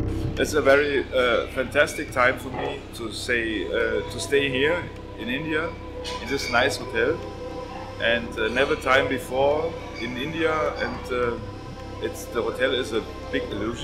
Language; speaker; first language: English; non-native, learner; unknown